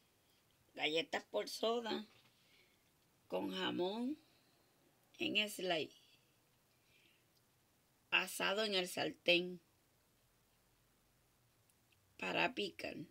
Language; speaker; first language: Spanish; native; Spanish